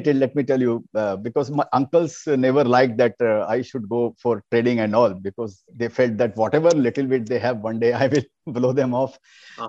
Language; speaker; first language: English; non-native, local second language; Hindi